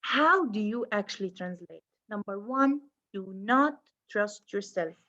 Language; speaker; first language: English; non-native, fluent; Arabic